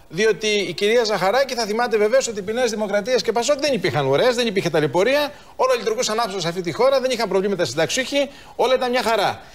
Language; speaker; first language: Greek; native; Greek